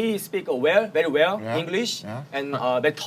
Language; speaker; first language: English; non-native, learner; Korean